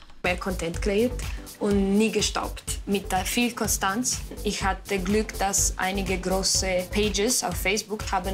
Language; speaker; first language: German; non-native, learner; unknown